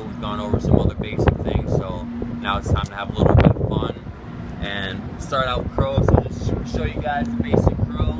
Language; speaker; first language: English; native; English